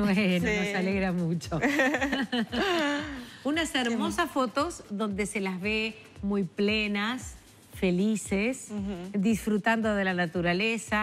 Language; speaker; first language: Spanish; native; Spanish